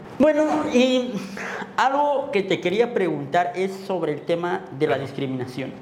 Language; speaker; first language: Spanish; non-native, local second language; Tzotzil